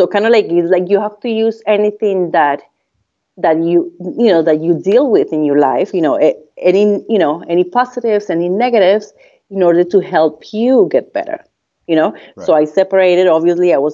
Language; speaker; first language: English; non-native, fluent; Spanish